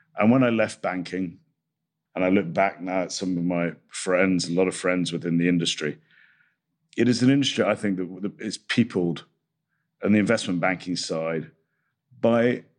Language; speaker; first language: English; native; English